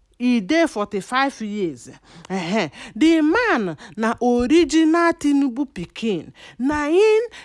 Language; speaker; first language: Nigerian Pidgin; native; Nigerian Pidgin